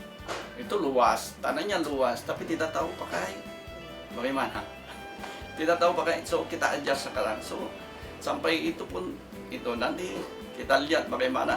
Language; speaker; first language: Indonesian; non-native, local second language; Tetum